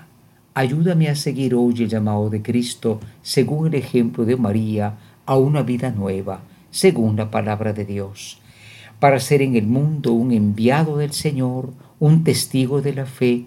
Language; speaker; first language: Spanish; native; Spanish